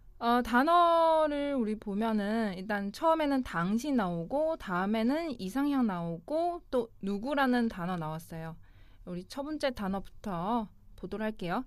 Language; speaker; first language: Korean; non-native, fluent; Chinese